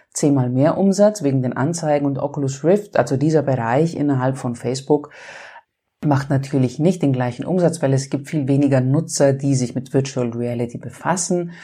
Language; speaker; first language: German; non-native, fluent; Greek